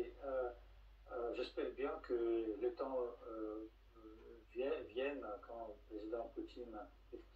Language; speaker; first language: French; non-native, fluent; Russian